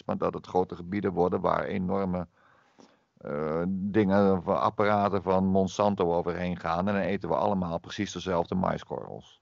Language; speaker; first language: Dutch; native; Dutch